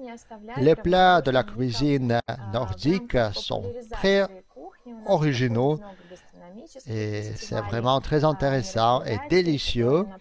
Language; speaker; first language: French; non-native, fluent; Russian